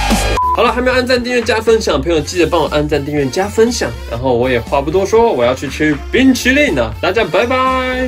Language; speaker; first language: Chinese; native; Chinese